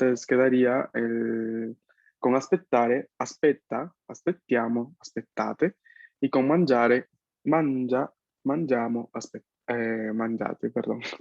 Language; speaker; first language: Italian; non-native, fluent; Spanish